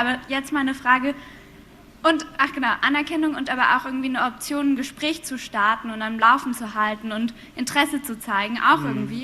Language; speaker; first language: German; native; German